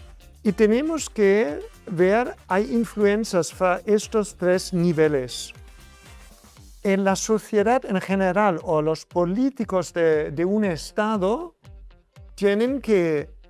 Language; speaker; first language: Spanish; non-native, fluent; German